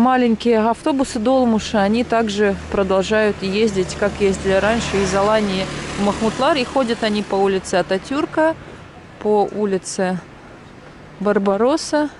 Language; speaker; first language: Russian; native; Russian